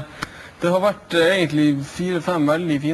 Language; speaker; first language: Norwegian; native; Norwegian